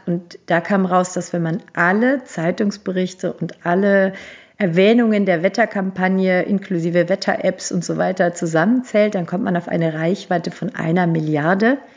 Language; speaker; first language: German; early bilingual, other home language; Turkish